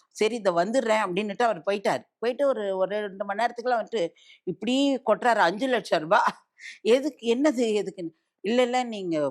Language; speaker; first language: Tamil; native; Tamil